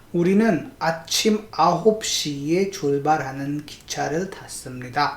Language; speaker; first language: Korean; non-native, fluent; Hindi